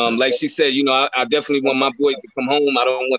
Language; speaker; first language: English; native; English